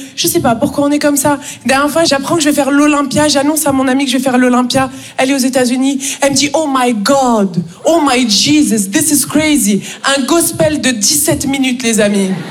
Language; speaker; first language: French; native; French